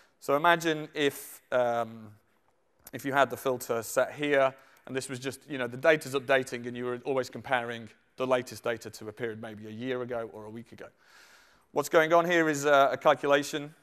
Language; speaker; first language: English; native; English